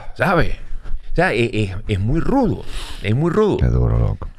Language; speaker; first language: Spanish; native; Spanish